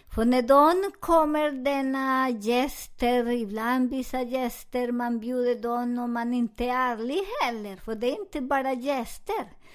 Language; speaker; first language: Swedish; non-native, learner; Spanish